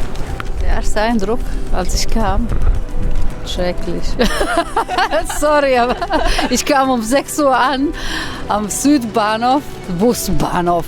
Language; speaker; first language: German; non-native, fluent; Croatian